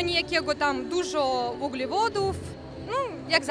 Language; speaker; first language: Polish; non-native, learner; Russian